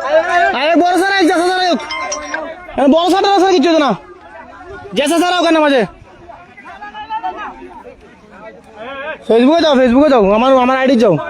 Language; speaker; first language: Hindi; non-native, learner; Bangla